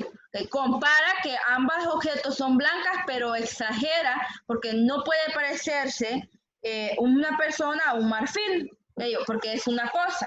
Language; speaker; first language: Spanish; native; Spanish